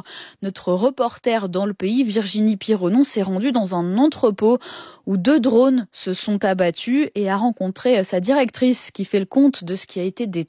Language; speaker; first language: French; native; French